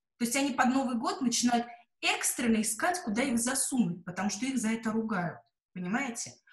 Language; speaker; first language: Russian; native; Russian